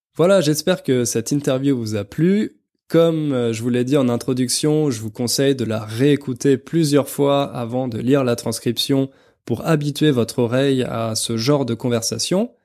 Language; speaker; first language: French; native; French